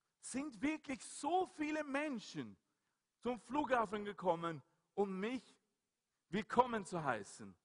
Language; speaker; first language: German; non-native, fluent; Swedish